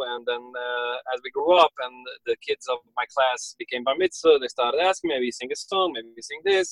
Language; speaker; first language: English; early bilingual, other home language; Yiddish